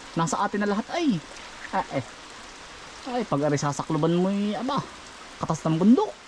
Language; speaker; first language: Filipino; native; Filipino